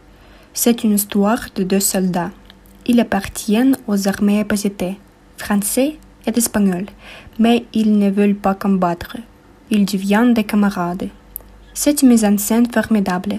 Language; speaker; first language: French; non-native, learner; Russian